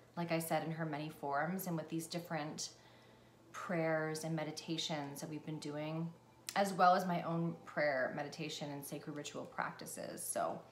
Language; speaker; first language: English; native; English